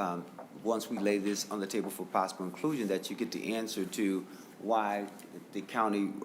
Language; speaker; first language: English; native; English